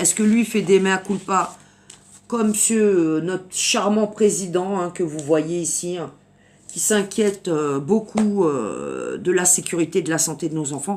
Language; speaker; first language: French; native; French